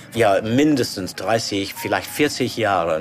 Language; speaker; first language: German; non-native, fluent; English